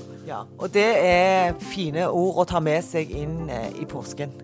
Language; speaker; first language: Norwegian; native; Norwegian